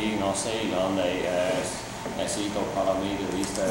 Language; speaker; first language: Spanish; non-native, learner; English